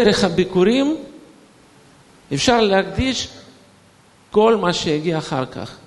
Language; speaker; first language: Hebrew; non-native, fluent; Russian